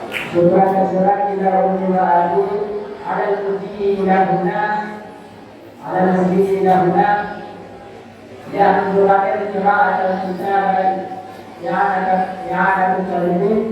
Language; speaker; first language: Arabic; non-native, learner; Indonesian